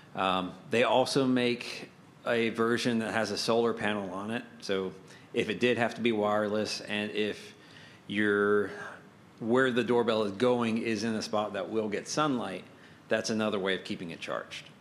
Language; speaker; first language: English; native; English